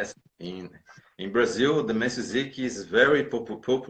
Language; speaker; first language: English; non-native, learner; Portuguese